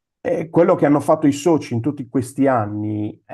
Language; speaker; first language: Italian; native; Italian